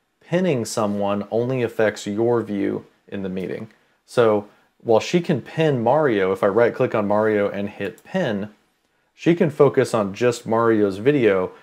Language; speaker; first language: English; native; English